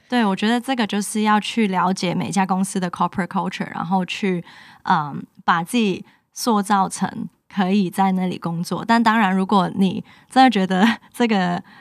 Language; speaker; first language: Chinese; non-native, local second language; Cantonese